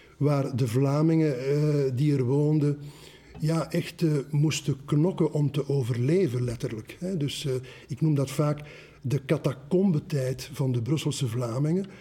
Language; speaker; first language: Dutch; native; Dutch